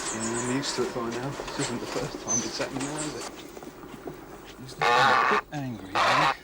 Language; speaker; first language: English; native; English